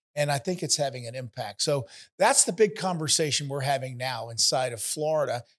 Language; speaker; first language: English; native; English